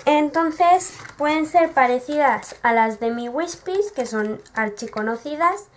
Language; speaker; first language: Spanish; native; Spanish